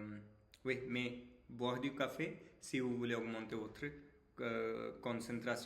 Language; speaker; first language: French; non-native, learner; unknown